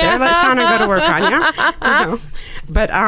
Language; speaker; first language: English; native; English